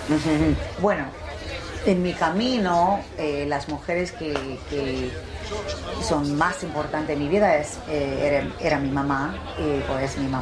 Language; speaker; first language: Spanish; early bilingual, heritage; Spanish